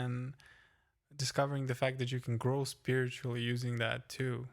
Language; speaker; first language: English; non-native, fluent; Ukrainian